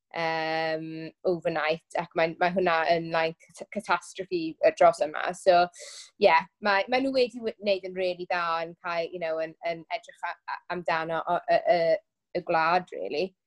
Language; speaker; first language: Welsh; non-native, local second language; English